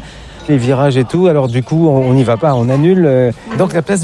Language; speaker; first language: French; native; French